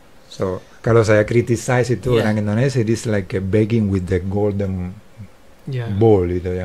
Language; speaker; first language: Indonesian; non-native, fluent; Spanish